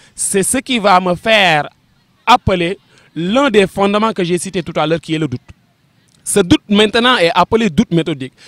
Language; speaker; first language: French; non-native, local second language; Wolof